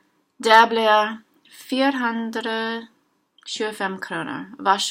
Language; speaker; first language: Norwegian; non-native, learner; English